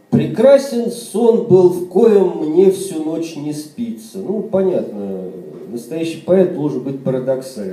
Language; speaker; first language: Russian; native; Russian